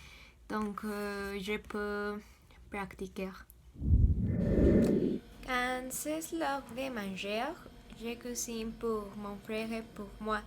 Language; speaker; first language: French; non-native, learner; Spanish